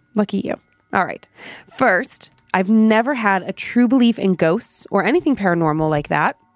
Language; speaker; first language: English; native; English